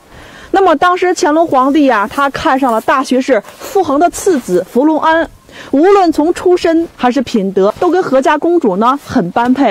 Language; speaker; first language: Chinese; native; Chinese